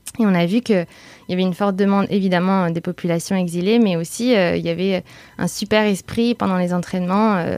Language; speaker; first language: French; native; French